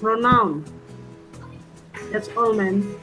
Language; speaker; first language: English; non-native, learner; Indonesian